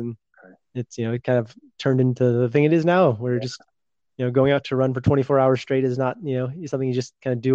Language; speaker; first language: English; native; English